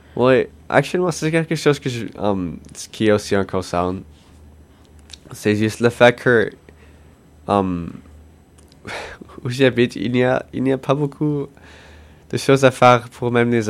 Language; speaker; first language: French; non-native, local second language; English